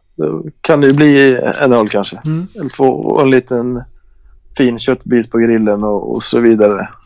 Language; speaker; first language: Swedish; native; Swedish